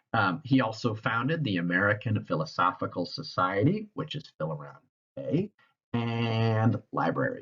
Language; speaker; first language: English; native; English